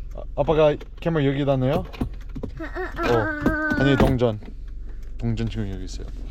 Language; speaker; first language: Korean; early bilingual, heritage; English